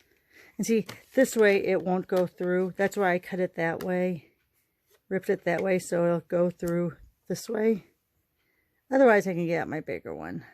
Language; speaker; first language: English; native; English